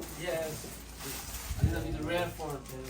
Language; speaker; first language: English; non-native, learner; Malagasy